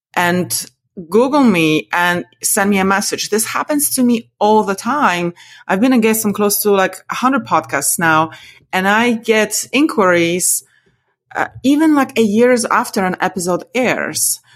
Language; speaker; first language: English; non-native, fluent; Polish